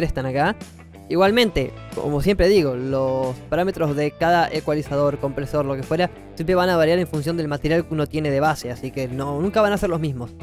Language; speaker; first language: Spanish; native; Spanish